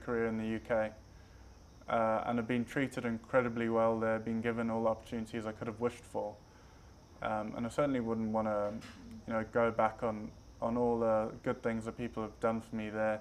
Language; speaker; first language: English; native; English